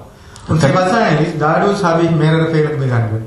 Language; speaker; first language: German; non-native, learner; Tamil